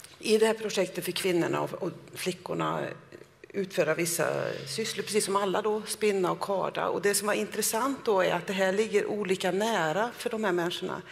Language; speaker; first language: Swedish; native; Swedish